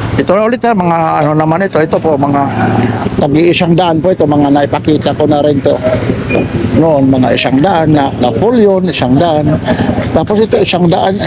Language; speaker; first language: Filipino; non-native, local second language; Cebuano